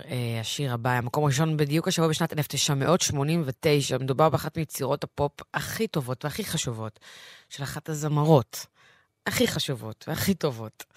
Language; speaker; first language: Hebrew; native; Hebrew